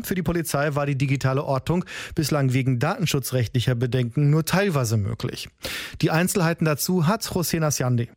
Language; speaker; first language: German; native; German